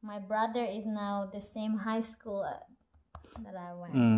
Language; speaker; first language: English; non-native, local second language; Cebuano